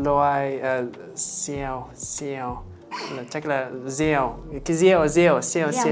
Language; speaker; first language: Vietnamese; non-native, learner; English